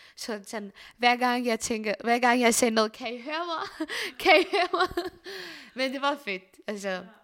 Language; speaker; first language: Danish; non-native, fluent; Arabic